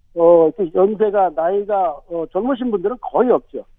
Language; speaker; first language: Korean; native; Korean